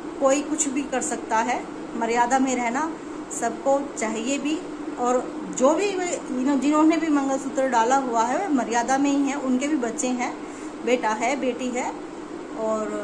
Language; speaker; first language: Hindi; native; Hindi